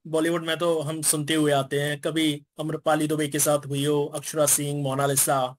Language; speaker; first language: Hindi; native; Hindi